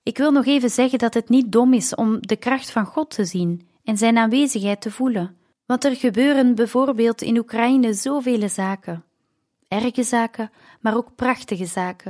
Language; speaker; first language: Dutch; native; Dutch